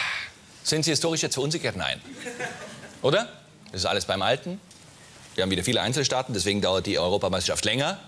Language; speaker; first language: German; native; German